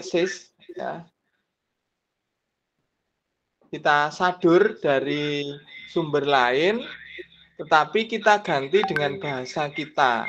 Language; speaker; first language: Indonesian; native; Indonesian